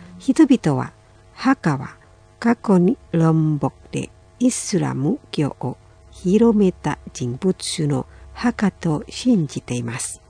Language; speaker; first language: Japanese; non-native, fluent; Indonesian